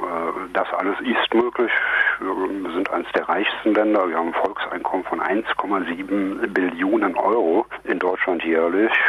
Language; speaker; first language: German; native; German